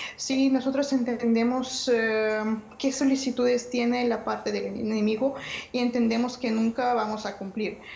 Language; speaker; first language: Spanish; non-native, fluent; Ukrainian